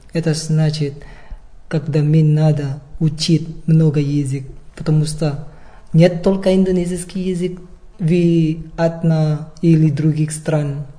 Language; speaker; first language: Russian; non-native, learner; Indonesian